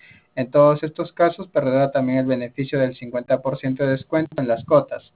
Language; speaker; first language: Spanish; native; Spanish